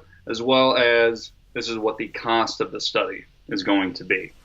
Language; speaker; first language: English; native; English